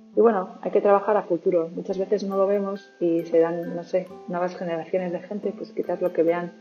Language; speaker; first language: Spanish; native; Spanish